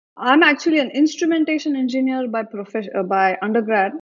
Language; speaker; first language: English; non-native, local second language; Marathi